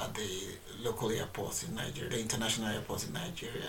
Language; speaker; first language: English; non-native, local second language; Yoruba